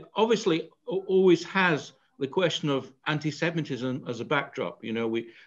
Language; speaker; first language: English; native; English